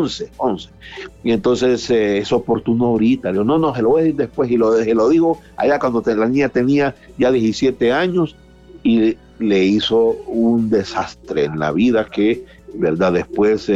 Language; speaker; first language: Spanish; native; Spanish